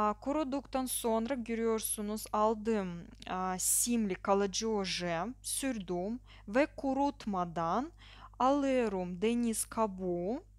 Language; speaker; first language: Turkish; non-native, learner; Russian